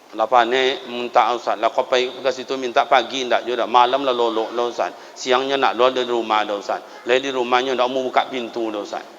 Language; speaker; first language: Malay; non-native, local second language; Minangkabau